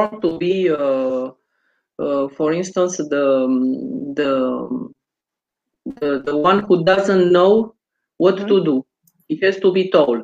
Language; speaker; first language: English; non-native, fluent; Romanian